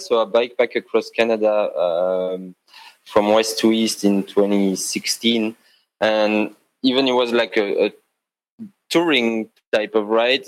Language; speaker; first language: English; non-native, fluent; French